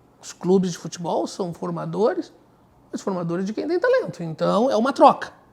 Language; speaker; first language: Portuguese; native; Portuguese